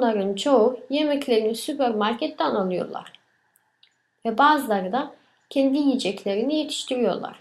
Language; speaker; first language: Turkish; early bilingual, other home language; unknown